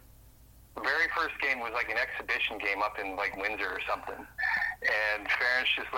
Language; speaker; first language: English; native; English